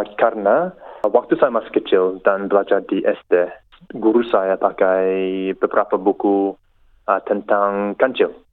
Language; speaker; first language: Indonesian; non-native, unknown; English